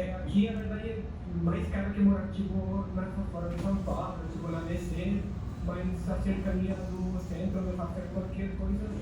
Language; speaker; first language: Portuguese; non-native, fluent; Spanish